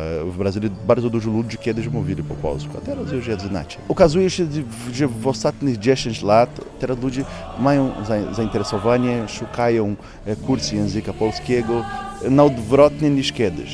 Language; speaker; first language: Polish; non-native, learner; Portuguese